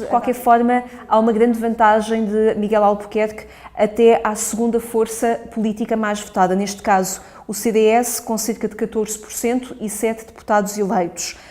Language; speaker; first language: Portuguese; native; Portuguese